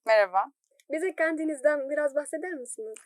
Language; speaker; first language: Turkish; non-native, learner; Arabic